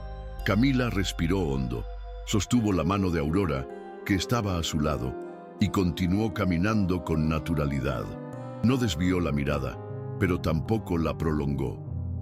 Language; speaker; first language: Spanish; native; Spanish